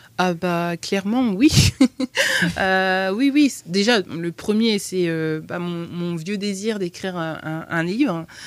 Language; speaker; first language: French; native; French